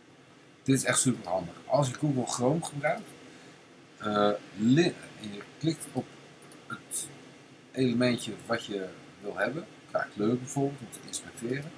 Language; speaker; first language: Dutch; native; Dutch